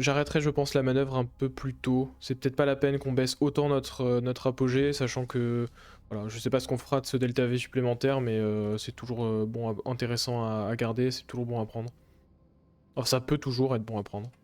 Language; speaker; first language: French; native; French